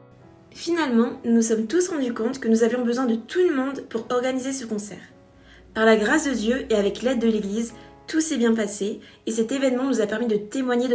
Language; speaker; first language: French; native; French